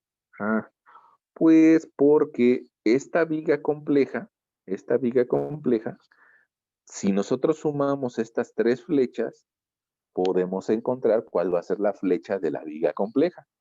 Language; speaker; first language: Spanish; native; Spanish